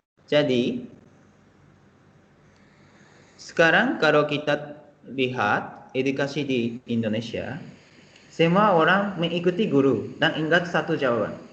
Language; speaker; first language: Indonesian; non-native, fluent; Japanese